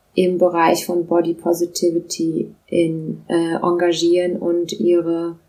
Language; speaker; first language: German; non-native, local second language; Russian